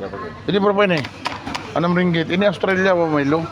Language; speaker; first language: Indonesian; non-native, learner; Filipino